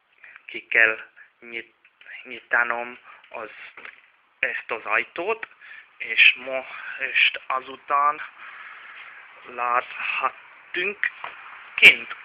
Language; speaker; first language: Hungarian; non-native, learner; Czech